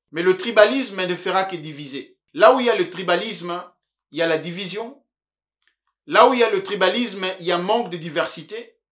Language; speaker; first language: French; non-native, local second language; Luba-Lulua